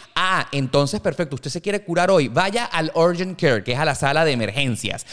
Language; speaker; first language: Spanish; native; Spanish